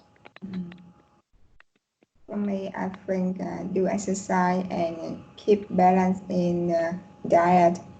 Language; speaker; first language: English; non-native, learner; Vietnamese